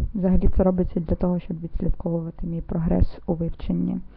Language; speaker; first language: Ukrainian; non-native, local second language; Russian